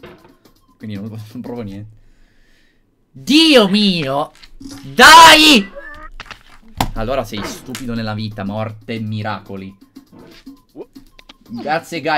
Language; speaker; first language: Italian; native; Italian